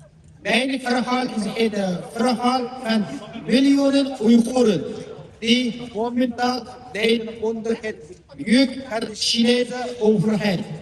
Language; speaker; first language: Dutch; non-native, learner; Uyghur